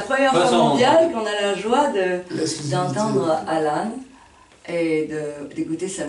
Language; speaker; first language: French; native; French